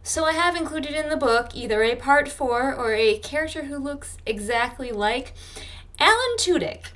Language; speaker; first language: English; native; English